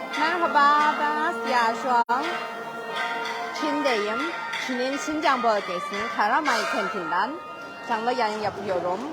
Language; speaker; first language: Turkish; non-native, learner; Chinese